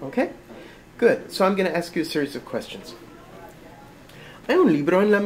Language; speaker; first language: Spanish; non-native, fluent; English